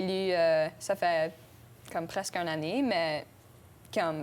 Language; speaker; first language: French; non-native, local second language; English